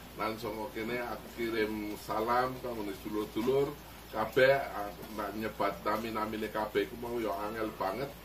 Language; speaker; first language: Javanese; native; Javanese